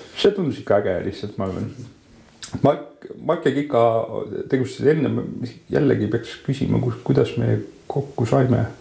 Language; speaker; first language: Estonian; native; Estonian